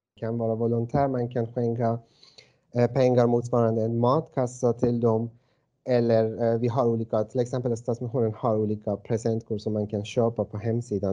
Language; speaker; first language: Swedish; non-native, fluent; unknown